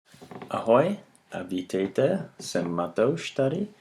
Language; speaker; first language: Czech; non-native, learner; English